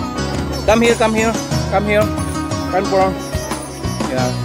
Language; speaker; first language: English; non-native, learner; Indonesian